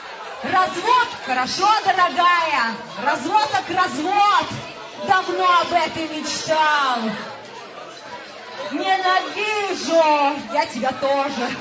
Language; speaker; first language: Russian; native; Russian